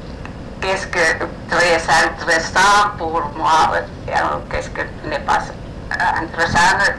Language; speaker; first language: French; non-native, learner; Finnish